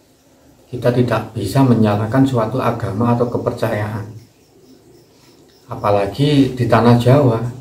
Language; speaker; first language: Indonesian; non-native, local second language; Javanese